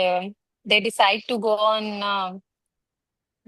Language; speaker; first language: English; non-native, local second language; Hindi